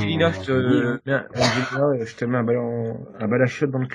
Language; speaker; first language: French; native; French